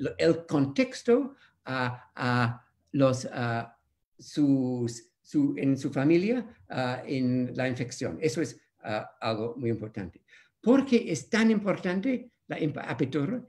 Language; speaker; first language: Spanish; non-native, fluent; English